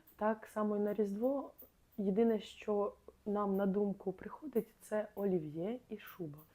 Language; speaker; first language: Ukrainian; native; Ukrainian